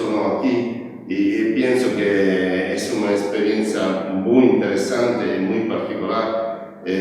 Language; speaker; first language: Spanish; non-native, learner; Italian